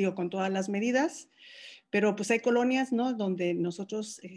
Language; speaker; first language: Spanish; native; Spanish